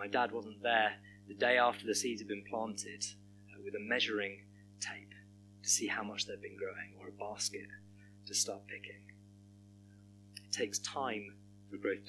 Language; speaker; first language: English; native; English